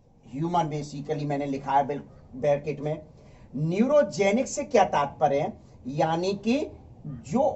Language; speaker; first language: Hindi; native; Hindi